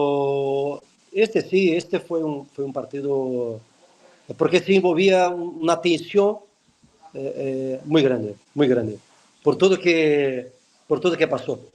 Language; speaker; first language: Spanish; non-native, fluent; Portuguese